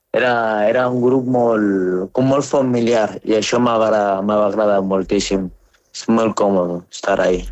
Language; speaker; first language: Catalan; non-native, fluent; Arabic